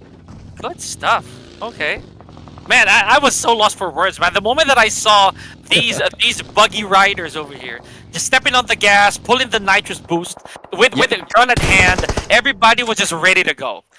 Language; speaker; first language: English; non-native, local second language; Filipino